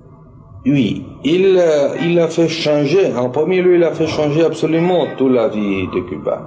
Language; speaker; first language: French; non-native, fluent; Spanish